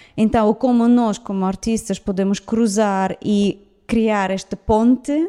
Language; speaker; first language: Portuguese; non-native, fluent; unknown